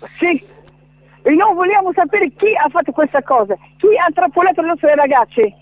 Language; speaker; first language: Italian; non-native, fluent; Arabic